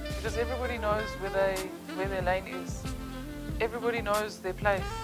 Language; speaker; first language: English; native; English